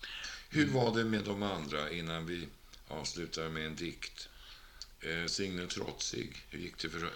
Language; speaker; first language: Swedish; native; Swedish